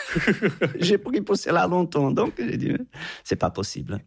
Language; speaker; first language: French; non-native, fluent; Portuguese